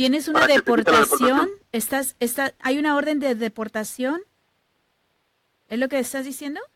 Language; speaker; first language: Spanish; native; Spanish